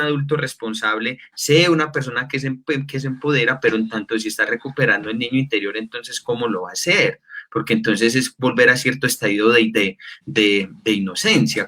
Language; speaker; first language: Spanish; native; Spanish